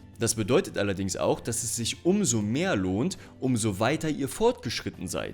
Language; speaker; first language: German; native; German